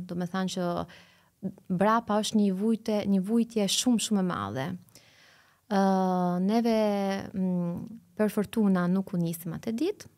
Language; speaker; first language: Albanian; early bilingual, heritage; Albanian